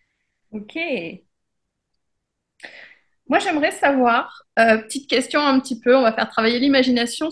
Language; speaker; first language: French; native; French